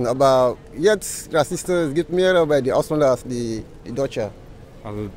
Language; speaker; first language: German; non-native, learner; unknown